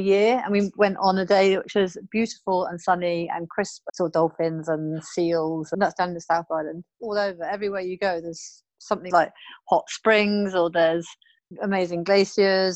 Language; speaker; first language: English; native; English